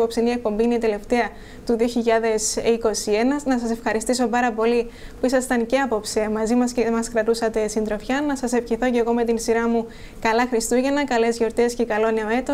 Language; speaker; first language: Greek; native; Greek